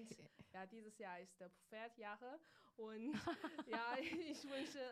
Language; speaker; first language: German; non-native, learner; Chinese